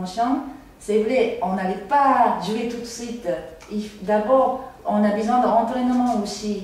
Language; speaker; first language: French; non-native, learner; Japanese